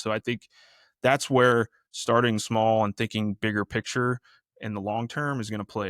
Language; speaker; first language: English; native; English